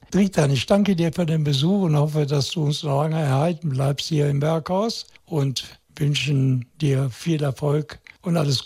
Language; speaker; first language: German; native; German